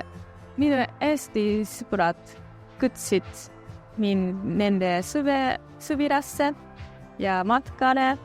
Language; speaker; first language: Estonian; non-native, learner; Japanese